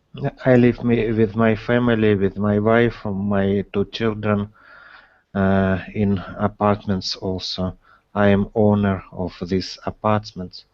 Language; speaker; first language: English; non-native, learner; Russian